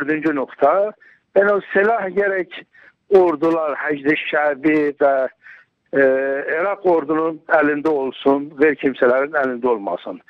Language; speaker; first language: Turkish; non-native, learner; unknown